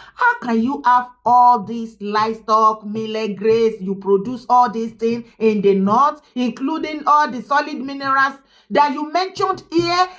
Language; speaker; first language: English; non-native, local second language; Yoruba